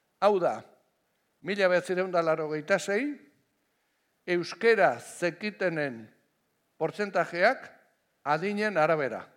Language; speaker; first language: Basque; non-native, local second language; Spanish